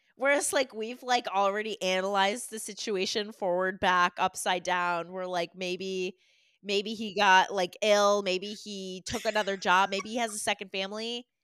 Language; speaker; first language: English; native; English